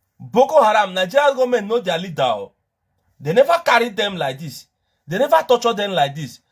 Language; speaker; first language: Nigerian Pidgin; non-native, local second language; Igbo